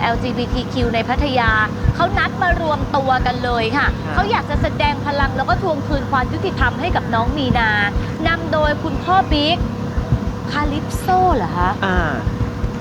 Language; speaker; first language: Thai; native; Thai